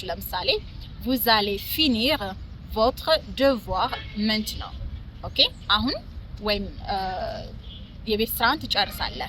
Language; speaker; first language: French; non-native, fluent; Amharic